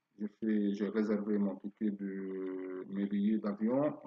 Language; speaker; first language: French; non-native, fluent; Arabic